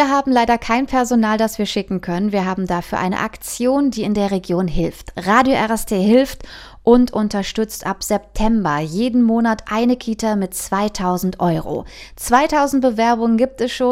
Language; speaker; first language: German; native; German